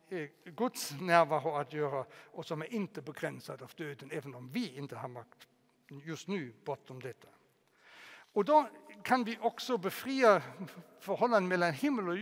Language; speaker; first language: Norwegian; non-native, fluent; German